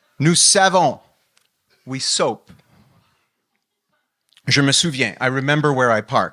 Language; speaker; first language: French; non-native, fluent; English